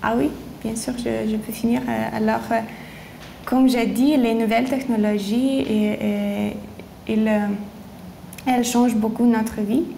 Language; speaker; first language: French; non-native, learner; Lithuanian